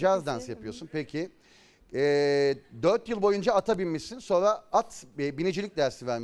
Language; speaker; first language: Turkish; native; Turkish